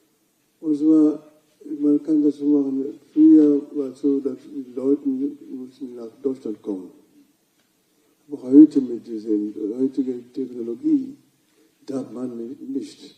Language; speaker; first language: German; non-native, fluent; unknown